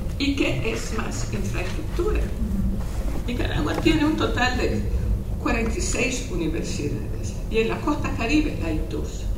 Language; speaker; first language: Spanish; non-native, local second language; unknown